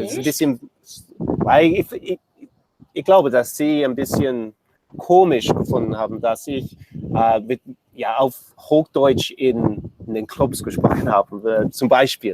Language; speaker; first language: German; non-native, learner; English